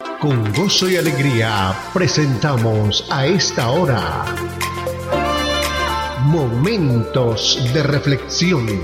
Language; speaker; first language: Spanish; native; Spanish